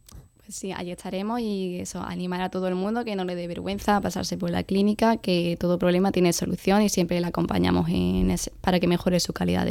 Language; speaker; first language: Spanish; native; Spanish